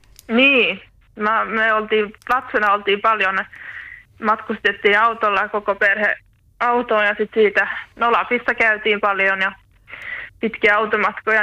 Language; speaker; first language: Finnish; native; Finnish